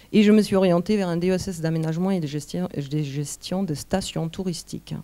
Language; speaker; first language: French; non-native, fluent; German